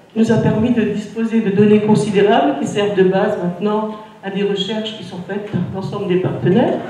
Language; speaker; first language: French; native; French